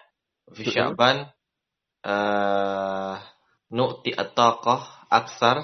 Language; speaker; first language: Arabic; non-native, learner; Indonesian